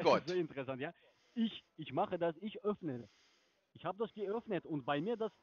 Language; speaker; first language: German; non-native, learner; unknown